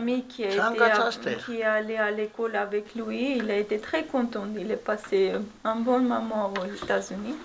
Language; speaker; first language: French; non-native, learner; Armenian